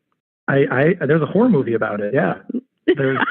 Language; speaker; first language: English; native; English